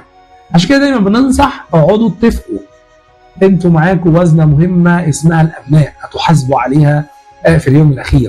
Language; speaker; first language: Arabic; native; Arabic